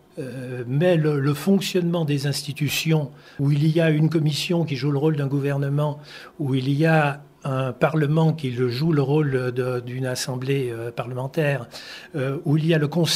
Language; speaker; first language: French; native; French